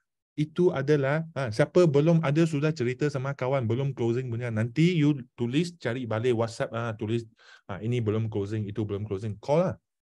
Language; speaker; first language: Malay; non-native, local second language; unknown